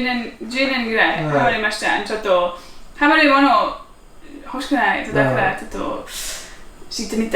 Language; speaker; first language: Japanese; non-native, learner; English